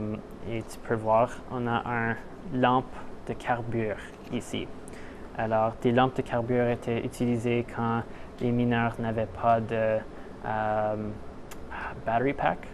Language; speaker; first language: French; non-native, local second language; English